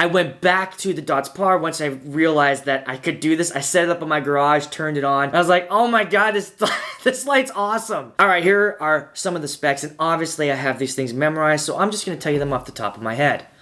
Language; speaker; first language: English; native; English